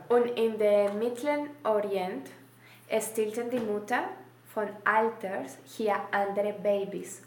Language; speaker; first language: German; non-native, learner; Spanish